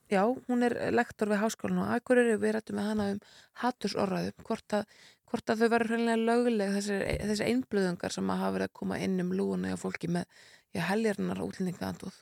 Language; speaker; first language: Icelandic; native; Icelandic